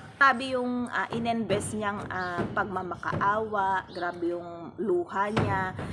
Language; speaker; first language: Filipino; native; Filipino